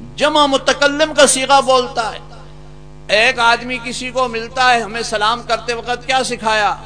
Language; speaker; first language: Urdu; non-native, local second language; Punjabi